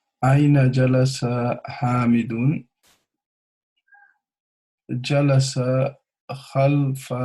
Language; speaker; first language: Arabic; non-native, learner; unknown